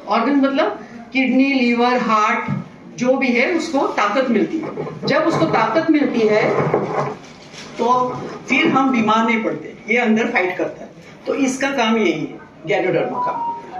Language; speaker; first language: Hindi; native; Hindi